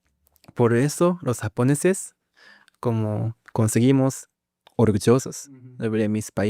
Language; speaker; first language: Spanish; non-native, learner; Japanese